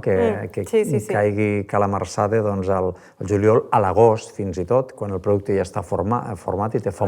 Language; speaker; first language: Catalan; native; Catalan